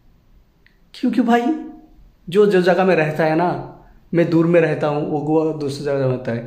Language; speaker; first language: Hindi; non-native, local second language; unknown